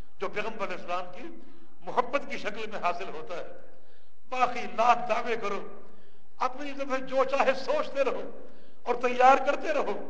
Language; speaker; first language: Urdu; native; Urdu